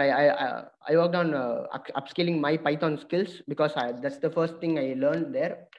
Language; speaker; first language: English; non-native, local second language; Tamil